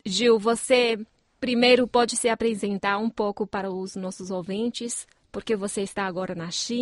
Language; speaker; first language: Portuguese; non-native, fluent; Chinese